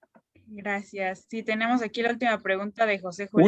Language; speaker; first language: Spanish; native; Spanish